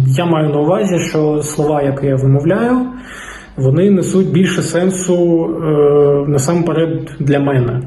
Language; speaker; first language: Ukrainian; non-native, local second language; Russian